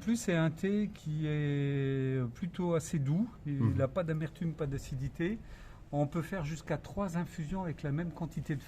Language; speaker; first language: French; native; French